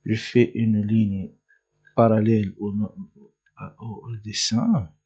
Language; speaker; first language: French; non-native, local second language; Arabic